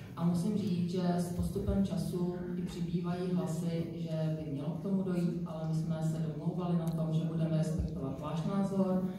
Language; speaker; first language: Czech; native; Czech